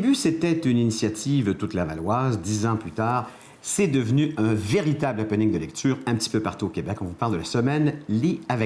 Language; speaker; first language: French; native; French